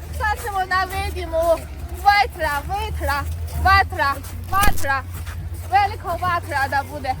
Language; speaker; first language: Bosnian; non-native, learner; Chinese